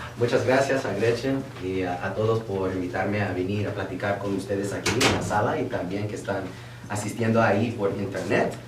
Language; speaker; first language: Spanish; early bilingual, heritage; Spanish